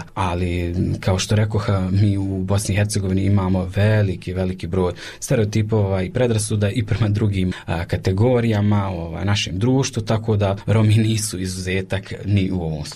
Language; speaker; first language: Serbian; native; Serbian